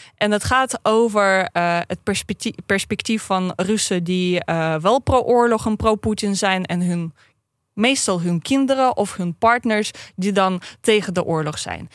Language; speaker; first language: Dutch; non-native, fluent; Russian